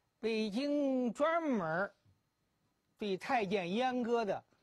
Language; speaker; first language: Chinese; native; Chinese